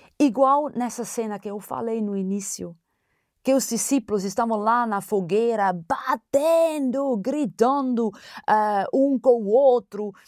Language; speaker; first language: Portuguese; non-native, fluent; German